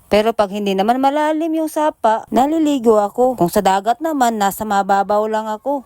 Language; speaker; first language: Filipino; non-native, local second language; Cebuano